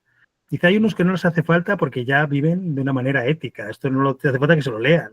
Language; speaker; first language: Spanish; native; Spanish